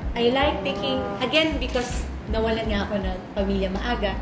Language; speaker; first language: Filipino; native; Filipino